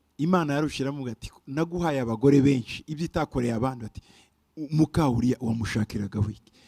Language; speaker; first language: Kinyarwanda; early bilingual, heritage; Kinyarwanda